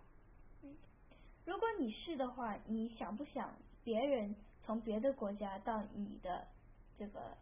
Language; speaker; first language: Chinese; early bilingual, heritage; Chinese